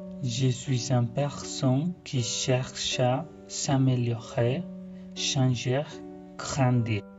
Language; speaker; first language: French; non-native, fluent; Spanish